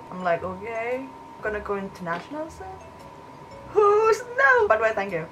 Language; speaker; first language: English; non-native, fluent; Thai